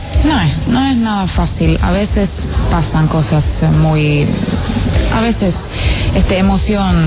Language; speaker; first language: Spanish; non-native, fluent; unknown